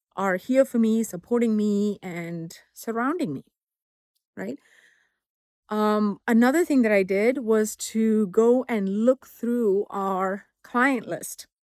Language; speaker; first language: English; non-native, local second language; Tamil